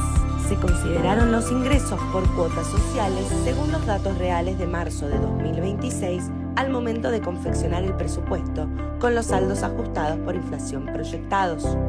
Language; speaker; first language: Spanish; native; Spanish